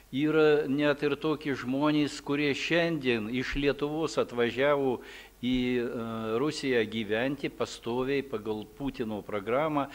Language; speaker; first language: Lithuanian; early bilingual, heritage; Lithuanian